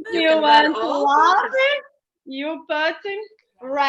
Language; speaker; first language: English; non-native, learner; Portuguese